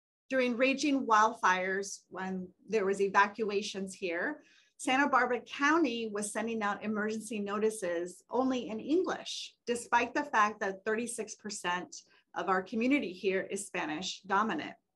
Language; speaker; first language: English; native; English